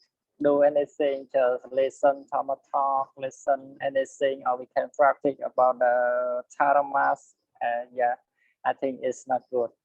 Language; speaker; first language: English; non-native, learner; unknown